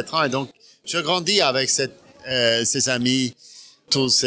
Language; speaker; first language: French; non-native, fluent; Norwegian